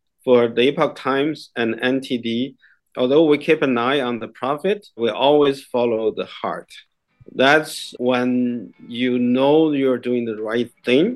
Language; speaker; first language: English; non-native, fluent; Chinese